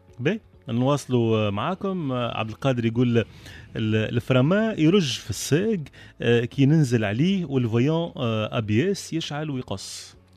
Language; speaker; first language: Arabic; native; Arabic